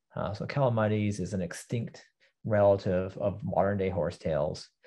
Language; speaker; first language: English; native; English